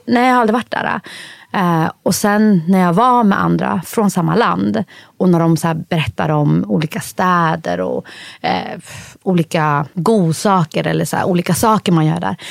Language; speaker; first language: Swedish; early bilingual, other home language; Somali